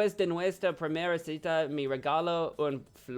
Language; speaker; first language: Spanish; non-native, learner; English